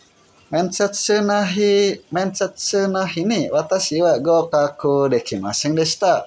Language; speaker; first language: Japanese; non-native, learner; Indonesian